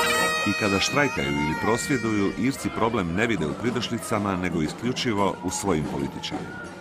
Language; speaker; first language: Croatian; native; Croatian